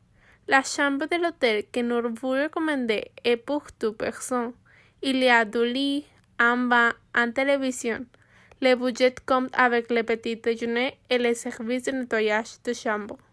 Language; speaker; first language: French; non-native, learner; Spanish